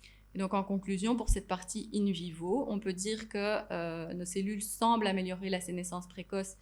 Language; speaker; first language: French; native; French